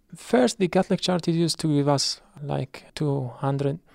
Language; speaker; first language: English; non-native, fluent; Arabic